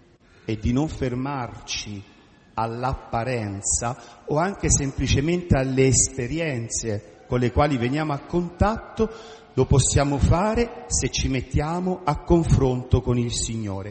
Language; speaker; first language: Italian; native; Italian